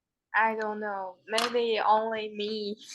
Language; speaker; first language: English; non-native, learner; Chinese